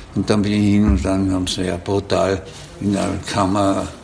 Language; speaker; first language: German; native; German